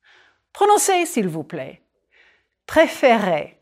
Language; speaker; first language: French; non-native, fluent; English